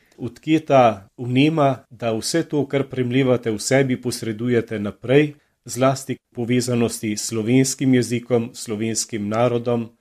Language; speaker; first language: Slovenian; native; Slovenian